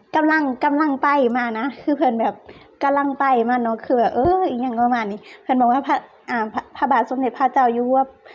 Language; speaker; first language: Thai; non-native, local second language; Lao